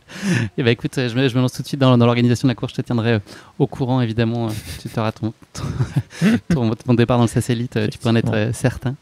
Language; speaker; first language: French; native; French